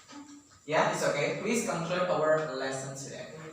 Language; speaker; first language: English; non-native, learner; Indonesian